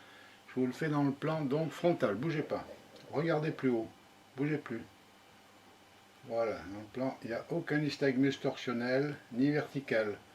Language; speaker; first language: French; native; French